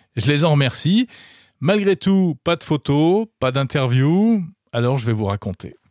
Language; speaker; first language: French; native; French